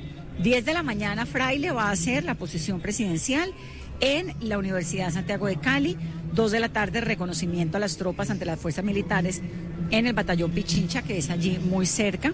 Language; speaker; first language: Spanish; native; Spanish